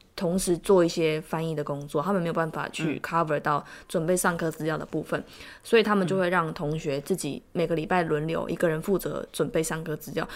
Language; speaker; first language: Chinese; native; Chinese